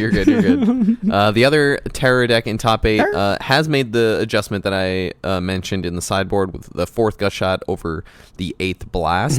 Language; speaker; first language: English; native; English